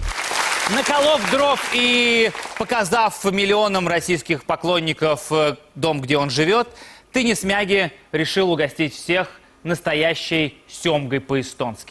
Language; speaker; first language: Russian; native; Russian